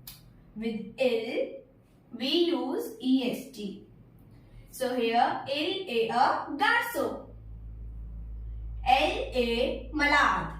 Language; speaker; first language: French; non-native, fluent; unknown